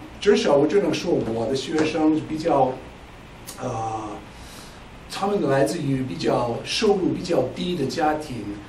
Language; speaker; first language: Chinese; non-native, fluent; English